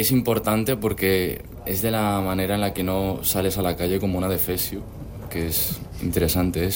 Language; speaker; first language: Spanish; native; Spanish